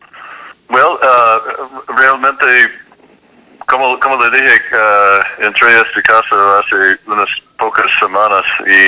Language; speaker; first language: Spanish; non-native, fluent; English